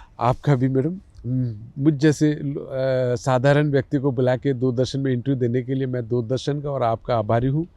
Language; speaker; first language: Hindi; non-native, local second language; Malayalam